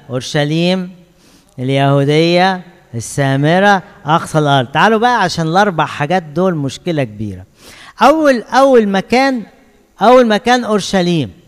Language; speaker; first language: Egyptian Arabic; native; Egyptian Arabic